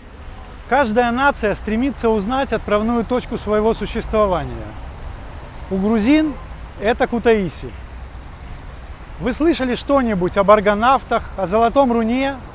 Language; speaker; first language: Russian; native; Russian